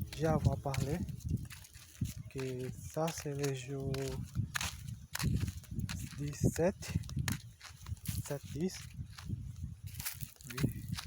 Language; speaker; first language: French; non-native, learner; Portuguese